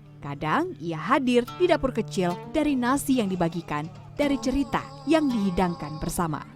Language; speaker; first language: Indonesian; native; Indonesian